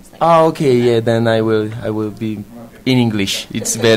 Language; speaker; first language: English; non-native, fluent; French